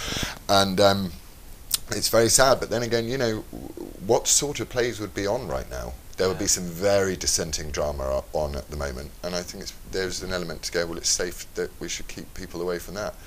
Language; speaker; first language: English; native; English